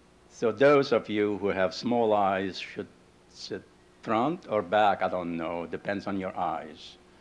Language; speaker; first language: English; non-native, fluent; Lithuanian